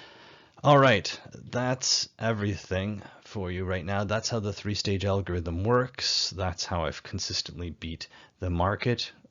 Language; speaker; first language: English; native; English